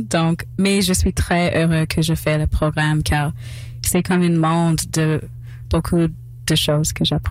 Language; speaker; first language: French; non-native, local second language; English